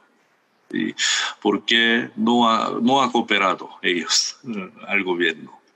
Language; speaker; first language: Spanish; non-native, fluent; Korean